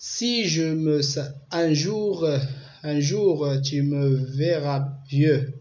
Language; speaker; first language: French; non-native, local second language; Arabic